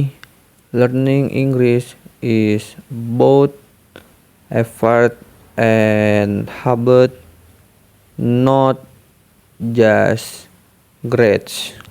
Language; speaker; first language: English; non-native, learner; Indonesian